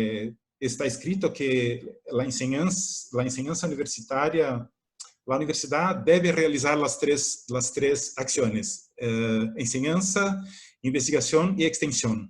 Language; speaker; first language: Spanish; non-native, fluent; Portuguese